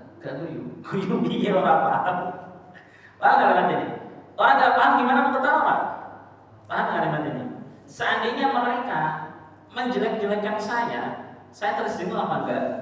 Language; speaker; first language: Indonesian; non-native, local second language; Javanese